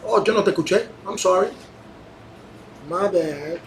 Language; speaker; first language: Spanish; non-native, fluent; English